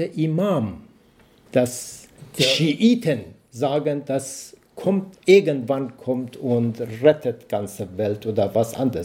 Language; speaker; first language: German; non-native, learner; Persian